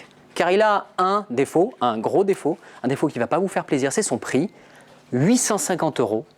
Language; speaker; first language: French; native; French